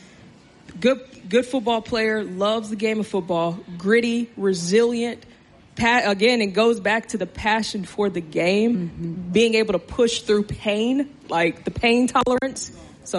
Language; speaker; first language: English; native; English